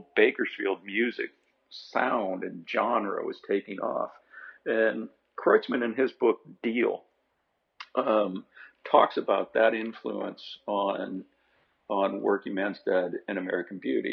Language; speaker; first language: English; native; English